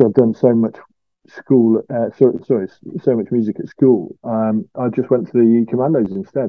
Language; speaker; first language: English; native; English